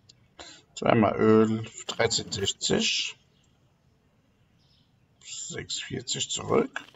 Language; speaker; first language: German; native; German